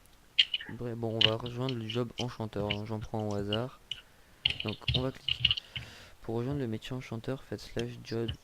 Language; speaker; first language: French; native; French